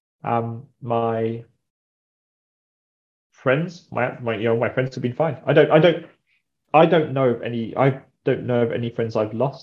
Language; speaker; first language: English; native; English